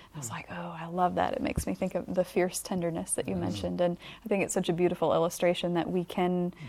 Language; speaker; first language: English; native; English